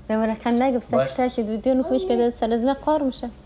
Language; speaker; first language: Persian; native; Persian